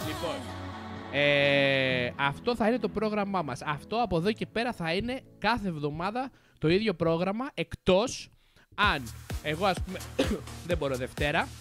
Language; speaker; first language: Greek; native; Greek